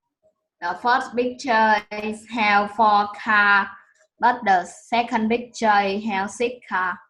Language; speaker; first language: English; non-native, learner; Vietnamese